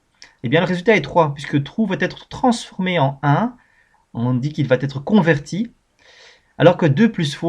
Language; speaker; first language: French; native; French